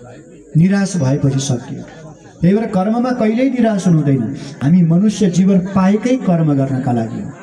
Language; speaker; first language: Nepali; native; Nepali